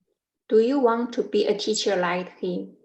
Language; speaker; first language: English; non-native, learner; Chinese